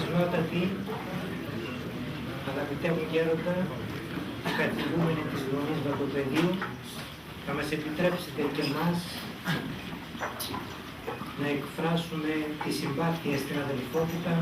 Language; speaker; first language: Greek; native; Greek